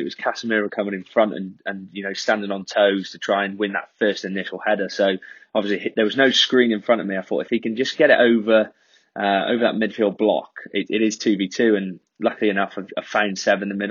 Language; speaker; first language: English; native; English